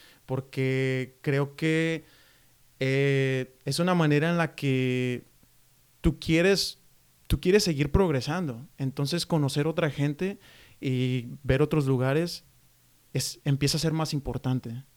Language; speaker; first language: Spanish; native; Spanish